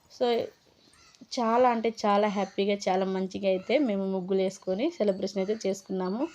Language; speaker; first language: Telugu; non-native, local second language; Lambadi